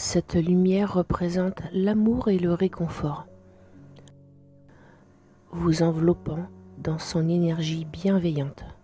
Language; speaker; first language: French; native; French